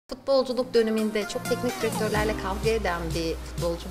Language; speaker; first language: Turkish; native; Turkish